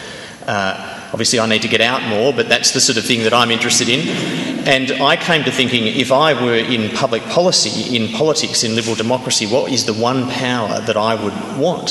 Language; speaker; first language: English; native; English